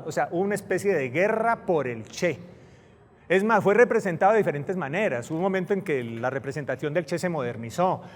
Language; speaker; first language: Spanish; native; Spanish